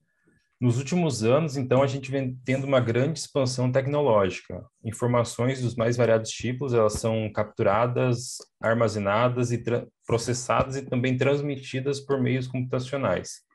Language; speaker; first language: Portuguese; native; Portuguese